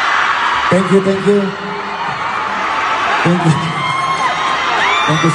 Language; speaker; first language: English; non-native, learner; Korean